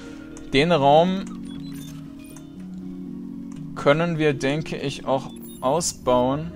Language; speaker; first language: German; native; German